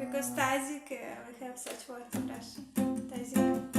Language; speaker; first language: English; non-native, learner; Russian